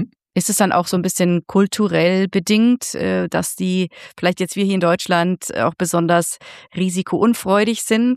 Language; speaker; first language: German; native; German